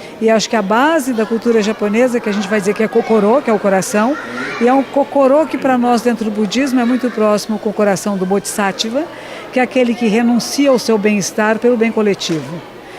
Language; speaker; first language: Portuguese; native; Portuguese